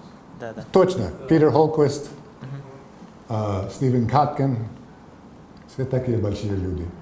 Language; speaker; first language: Russian; non-native, fluent; English